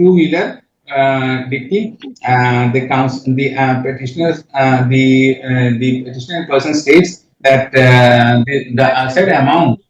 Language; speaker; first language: English; non-native, local second language; Hindi